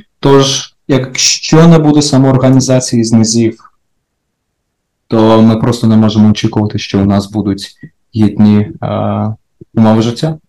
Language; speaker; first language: Ukrainian; native; Ukrainian